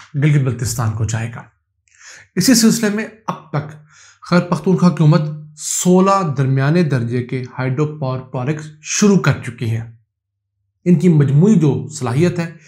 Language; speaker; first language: Urdu; native; Urdu